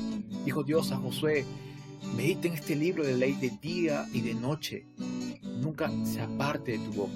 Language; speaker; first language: Spanish; native; Spanish